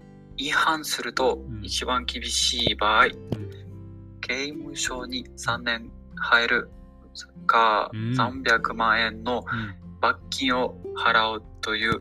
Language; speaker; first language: Japanese; non-native, learner; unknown